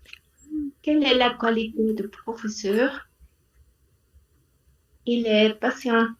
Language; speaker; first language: French; non-native, learner; Spanish